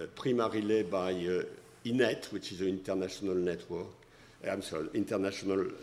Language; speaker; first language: English; non-native, fluent; French